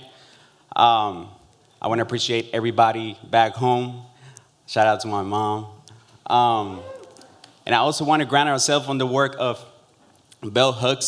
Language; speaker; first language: English; early bilingual, other home language; Spanish